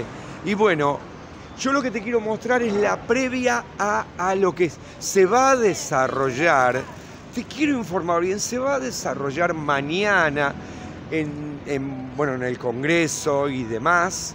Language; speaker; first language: Spanish; native; Spanish